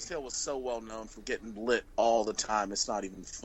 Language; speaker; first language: English; native; English